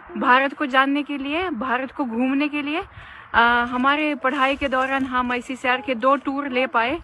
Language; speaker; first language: Hindi; non-native, fluent; Russian